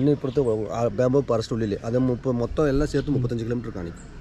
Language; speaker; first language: Malayalam; non-native, local second language; Tamil